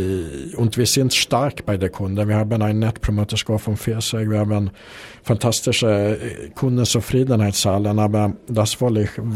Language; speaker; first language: German; non-native, fluent; Swedish